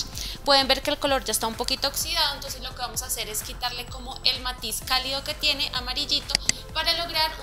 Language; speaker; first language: Spanish; native; Spanish